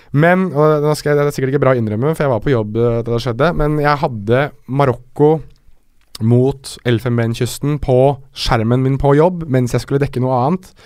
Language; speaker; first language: Norwegian; early bilingual, other home language; Arabic